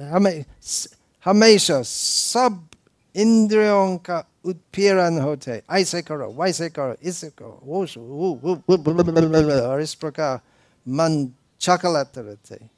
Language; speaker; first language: Hindi; non-native, fluent; English